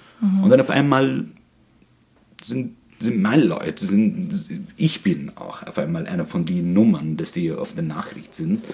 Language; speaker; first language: German; non-native, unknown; Arabic